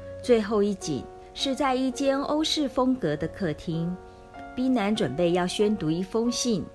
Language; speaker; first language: Chinese; native; Chinese